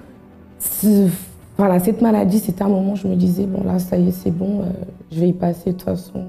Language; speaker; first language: French; native; French